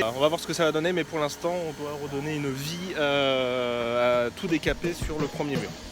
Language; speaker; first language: French; native; French